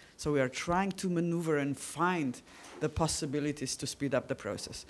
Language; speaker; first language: English; non-native, fluent; Slovenian